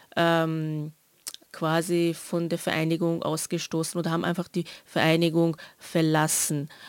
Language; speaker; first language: German; non-native, fluent; Persian